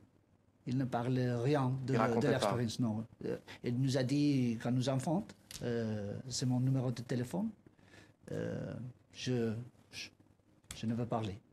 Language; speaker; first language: French; non-native, learner; Spanish